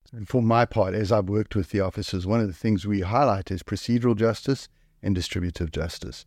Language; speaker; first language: English; native; English